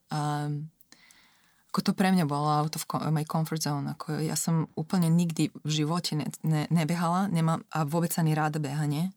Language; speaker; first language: Slovak; non-native, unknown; Serbian